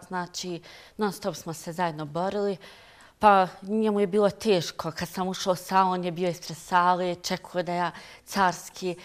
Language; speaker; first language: Bosnian; native; Bosnian